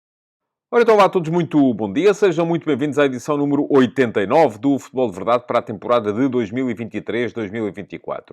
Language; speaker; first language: Portuguese; native; Portuguese